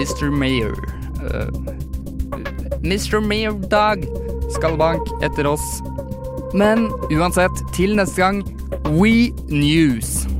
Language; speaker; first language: Norwegian; native; Norwegian